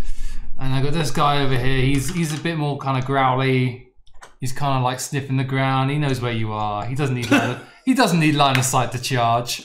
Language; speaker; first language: English; native; English